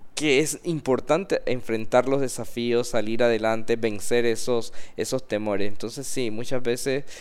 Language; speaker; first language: Spanish; native; Spanish